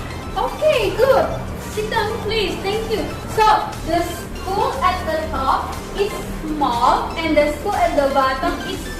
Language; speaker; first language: English; non-native, learner; Indonesian